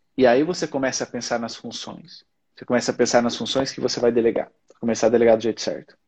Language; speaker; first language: Portuguese; native; Portuguese